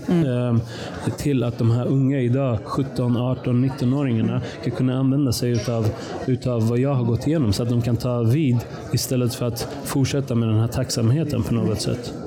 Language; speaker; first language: Swedish; early bilingual, other home language; Persian